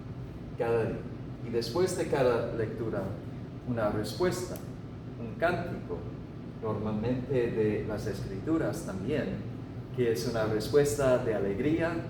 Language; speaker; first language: Spanish; non-native, fluent; English